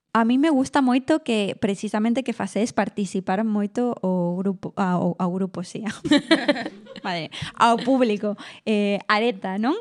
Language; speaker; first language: Galician; non-native, local second language; Spanish